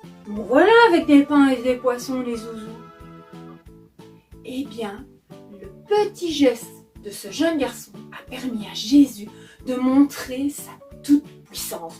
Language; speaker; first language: French; native; French